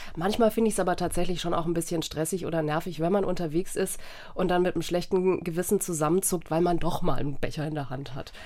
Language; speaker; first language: German; native; German